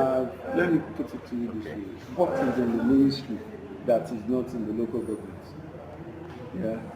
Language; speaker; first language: English; non-native, local second language; Yoruba